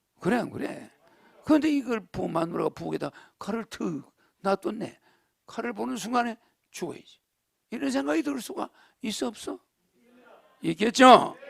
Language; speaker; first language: Korean; native; Korean